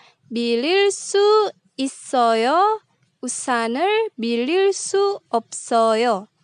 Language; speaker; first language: Korean; non-native, fluent; Indonesian